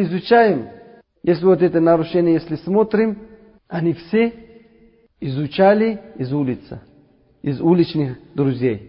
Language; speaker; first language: Russian; non-native, learner; Uzbek